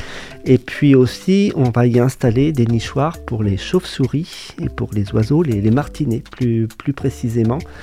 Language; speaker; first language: French; native; French